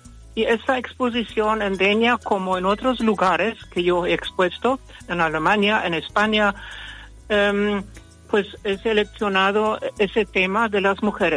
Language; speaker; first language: Spanish; early bilingual, other home language; German